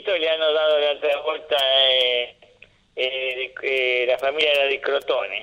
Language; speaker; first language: Italian; non-native, fluent; Spanish